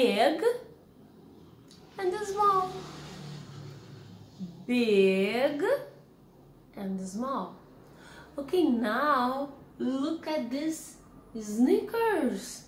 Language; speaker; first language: English; non-native, learner; Portuguese